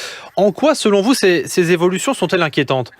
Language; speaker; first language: French; native; French